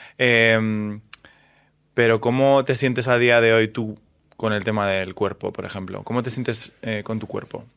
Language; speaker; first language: Spanish; native; Spanish